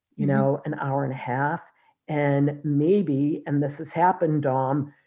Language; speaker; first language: English; native; English